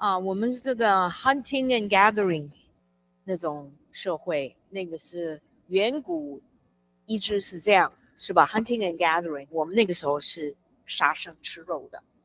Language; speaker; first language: Chinese; early bilingual, heritage; English